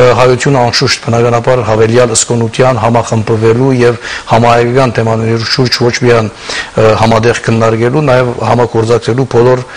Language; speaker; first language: Armenian; early bilingual, heritage; Armenian